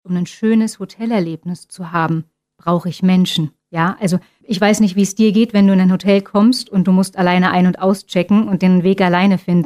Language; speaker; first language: German; native; German